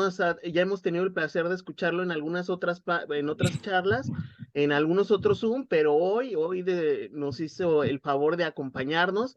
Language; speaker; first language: Spanish; native; Spanish